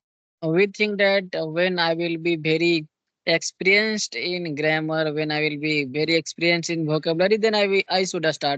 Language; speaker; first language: English; non-native, local second language; Hindi